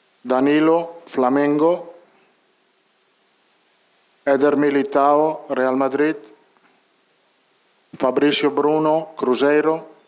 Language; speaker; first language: Portuguese; non-native, learner; Italian